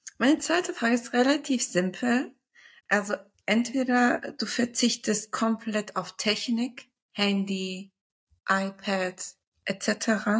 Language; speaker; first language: German; early bilingual, other home language; Turkish